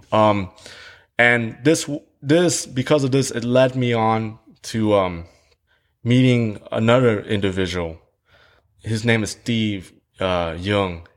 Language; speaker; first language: English; early bilingual, other home language; Vietnamese